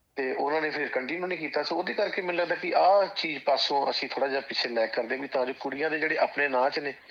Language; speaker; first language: Punjabi; native; Punjabi